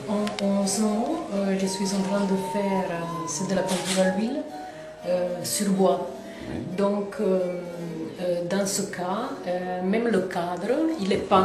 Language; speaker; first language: French; non-native, fluent; Italian